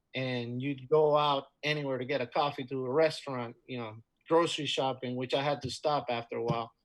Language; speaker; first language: English; non-native, fluent; Spanish